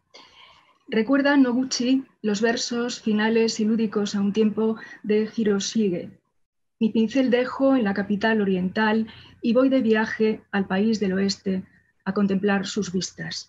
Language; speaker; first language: Spanish; native; Spanish